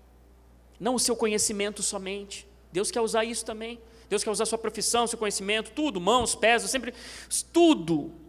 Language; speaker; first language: Portuguese; native; Portuguese